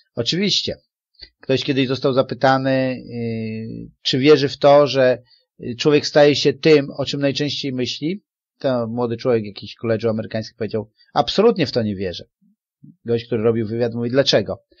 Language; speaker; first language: Polish; native; Polish